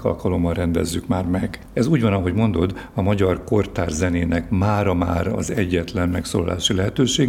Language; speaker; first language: Hungarian; native; Hungarian